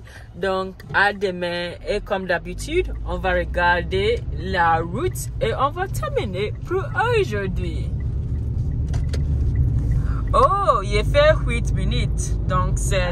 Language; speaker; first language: French; non-native, learner; Akan